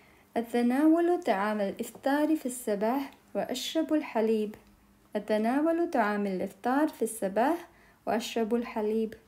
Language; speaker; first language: Arabic; non-native, fluent; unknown